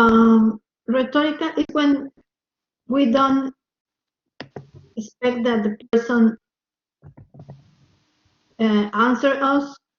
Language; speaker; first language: English; non-native, learner; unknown